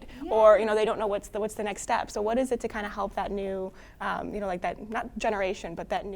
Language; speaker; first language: English; native; English